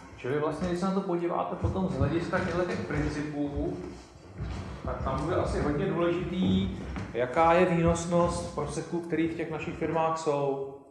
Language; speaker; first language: Czech; native; Czech